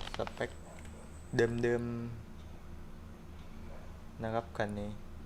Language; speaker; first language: Thai; native; Thai